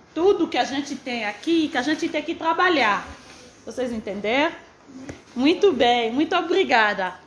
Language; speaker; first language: Portuguese; non-native, fluent; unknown